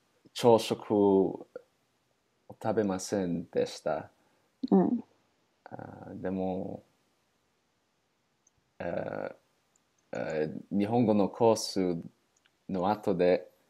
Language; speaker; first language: Japanese; non-native, learner; English